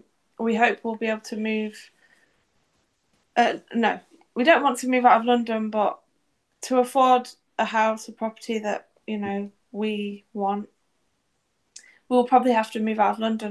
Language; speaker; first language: English; native; English